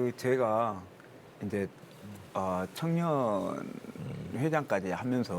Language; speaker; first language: Korean; native; Korean